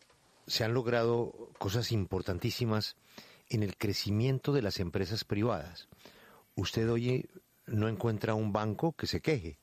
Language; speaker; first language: Spanish; native; Spanish